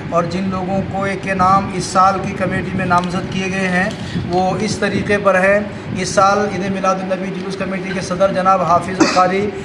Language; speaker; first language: Urdu; native; Urdu